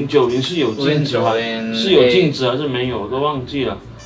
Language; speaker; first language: Chinese; native; Chinese